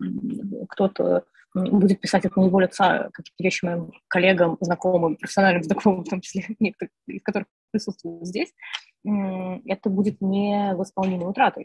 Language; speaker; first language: Russian; native; Russian